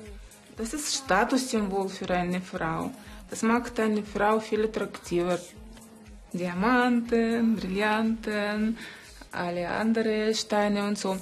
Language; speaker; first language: German; non-native, fluent; Russian